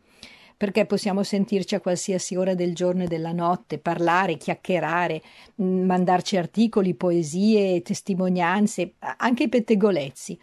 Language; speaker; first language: Italian; native; Italian